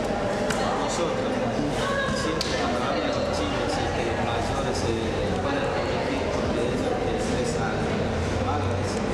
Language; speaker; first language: Spanish; non-native, local second language; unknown